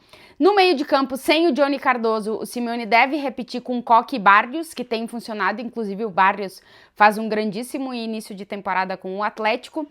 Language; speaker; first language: Portuguese; native; Portuguese